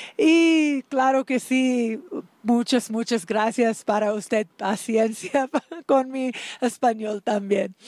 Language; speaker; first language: Spanish; non-native, learner; English